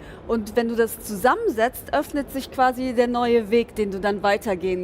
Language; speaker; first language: German; native; German